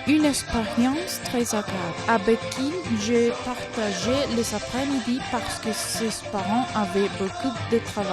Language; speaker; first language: French; non-native, learner; Spanish